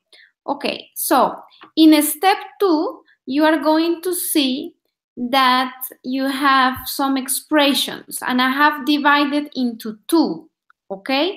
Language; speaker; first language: English; non-native, fluent; Spanish